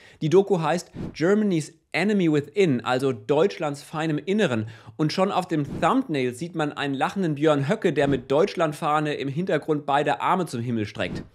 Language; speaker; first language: German; native; German